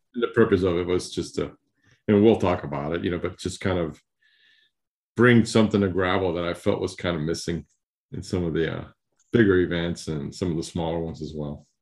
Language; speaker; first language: English; early bilingual, other home language; Spanish